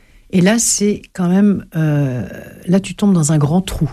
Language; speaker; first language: French; native; French